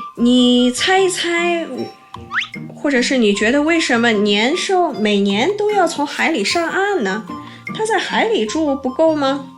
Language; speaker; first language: Chinese; native; Chinese